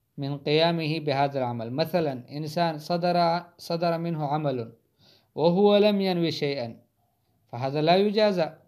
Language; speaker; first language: Arabic; non-native, fluent; Hindi